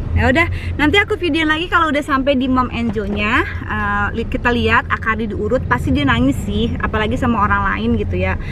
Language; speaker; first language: Indonesian; native; Indonesian